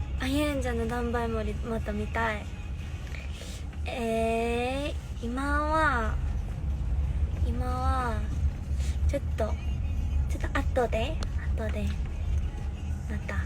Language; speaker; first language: Japanese; non-native, learner; Korean